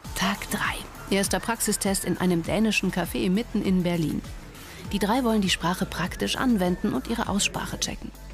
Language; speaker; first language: German; native; German